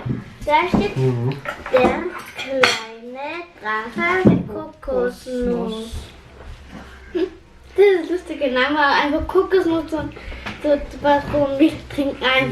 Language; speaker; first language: German; early bilingual, other home language; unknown